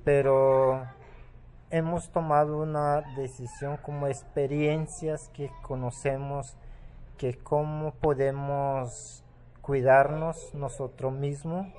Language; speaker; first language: Spanish; non-native, local second language; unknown